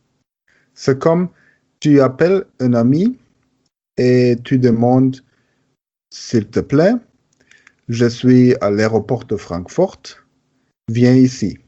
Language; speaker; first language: French; non-native, learner; German